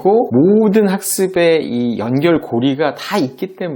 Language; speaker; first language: Korean; native; Korean